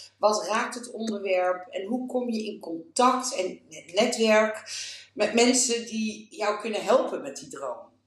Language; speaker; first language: Dutch; native; Dutch